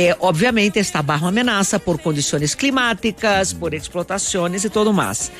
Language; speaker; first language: Spanish; non-native, fluent; Portuguese